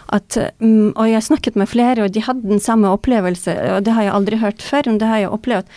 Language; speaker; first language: Norwegian; non-native, fluent; Ukrainian